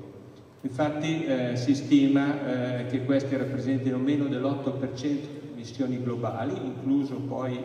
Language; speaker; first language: Italian; native; Italian